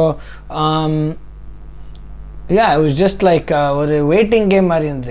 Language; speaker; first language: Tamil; early bilingual, heritage; Tamil